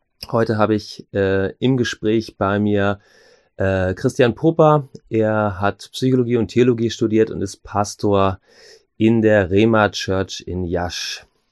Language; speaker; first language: German; native; German